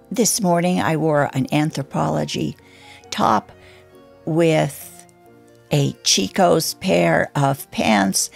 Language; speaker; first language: English; native; English